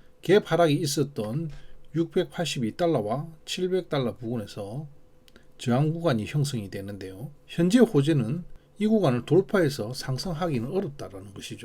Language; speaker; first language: Korean; native; Korean